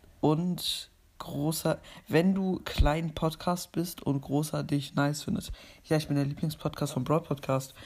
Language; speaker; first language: German; native; German